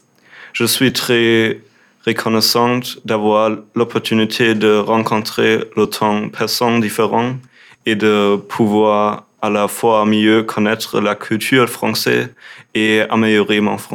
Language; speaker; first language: French; non-native, learner; German